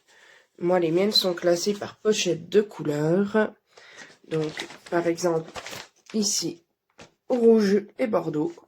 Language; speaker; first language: French; native; French